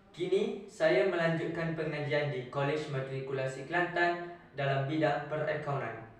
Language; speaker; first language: Malay; native; Malay